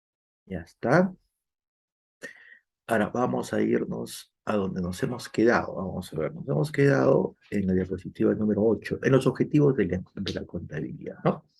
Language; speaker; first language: Spanish; native; Spanish